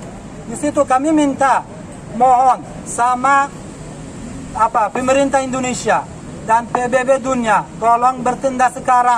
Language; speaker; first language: Indonesian; non-native, fluent; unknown